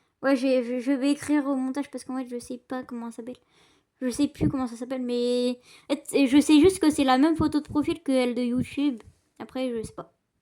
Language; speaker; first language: French; native; French